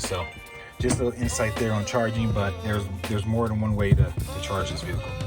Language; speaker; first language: English; native; English